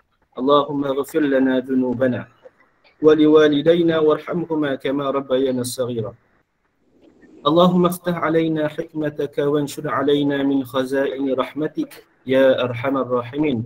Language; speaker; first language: Arabic; non-native, fluent; Malay